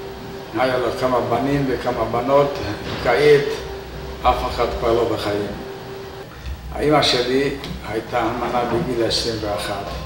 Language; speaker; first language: Hebrew; non-native, fluent; Hungarian